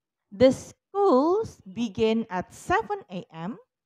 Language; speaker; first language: English; non-native, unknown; Indonesian